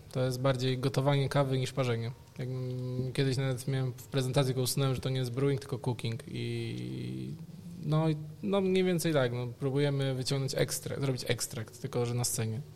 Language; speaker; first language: Polish; native; Polish